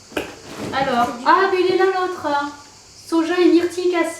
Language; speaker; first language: French; native; French